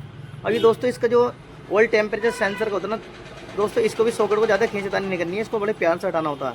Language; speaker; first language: Hindi; native; Hindi